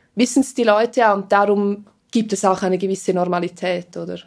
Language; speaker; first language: German; non-native, fluent; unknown